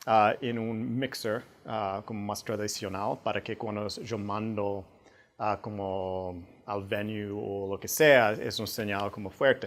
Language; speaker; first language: Spanish; non-native, fluent; English